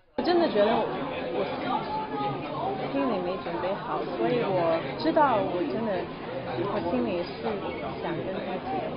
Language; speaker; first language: Chinese; non-native, local second language; Cantonese